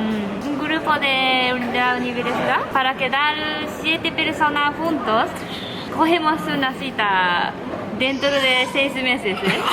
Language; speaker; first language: Spanish; non-native, learner; Japanese